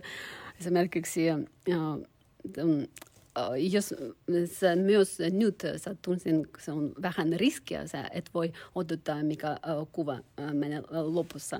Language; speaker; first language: Finnish; non-native, learner; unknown